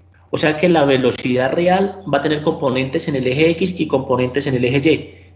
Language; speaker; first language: Spanish; native; Spanish